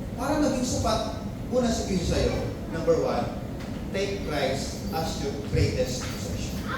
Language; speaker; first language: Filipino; non-native, local second language; Iloko